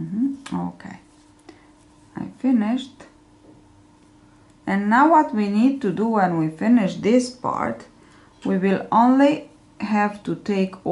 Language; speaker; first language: English; non-native, fluent; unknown